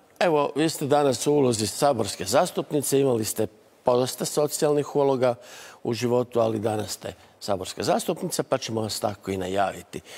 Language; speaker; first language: Croatian; native; Croatian